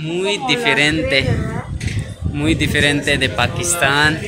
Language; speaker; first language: Spanish; non-native, learner; Hindi